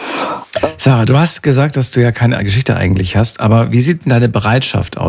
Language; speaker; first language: German; native; German